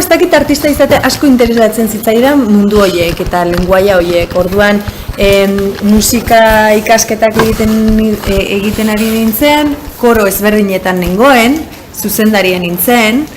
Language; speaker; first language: Basque; non-native, local second language; Spanish